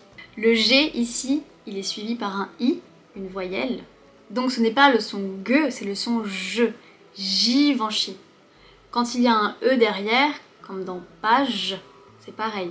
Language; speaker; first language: French; native; French